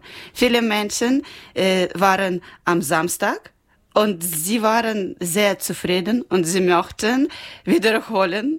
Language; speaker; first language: German; non-native, learner; Ukrainian